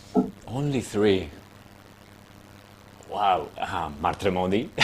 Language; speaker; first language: English; non-native, fluent; Spanish